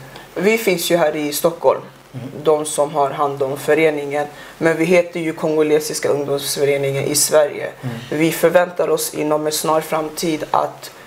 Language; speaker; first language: Swedish; early bilingual, other home language; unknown